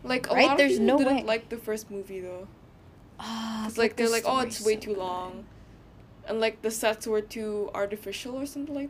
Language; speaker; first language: English; non-native, fluent; Indonesian